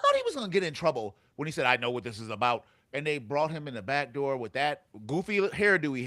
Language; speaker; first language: English; native; English